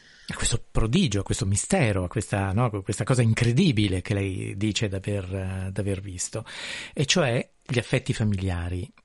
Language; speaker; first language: Italian; native; Italian